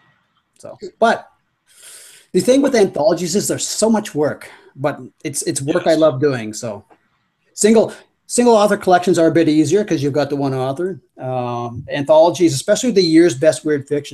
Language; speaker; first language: English; native; English